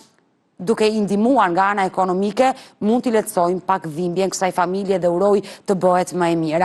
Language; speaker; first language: Albanian; native; Albanian